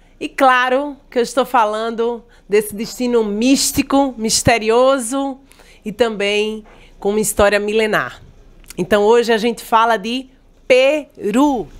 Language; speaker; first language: Portuguese; native; Portuguese